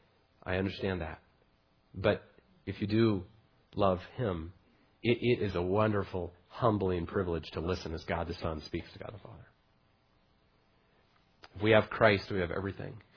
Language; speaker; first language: English; native; English